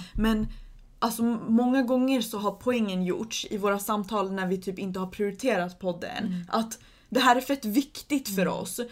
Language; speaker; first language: Swedish; early bilingual, other home language; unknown